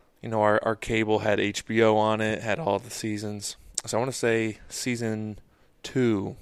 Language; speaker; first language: English; native; English